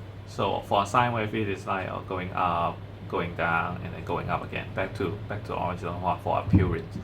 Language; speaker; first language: English; non-native, fluent; Chinese